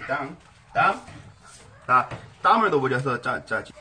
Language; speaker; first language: Korean; non-native, fluent; English